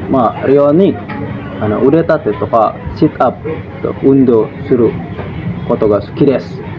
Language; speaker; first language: Japanese; non-native, learner; Indonesian